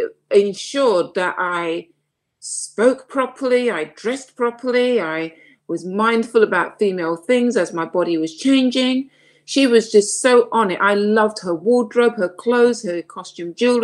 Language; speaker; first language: English; native; English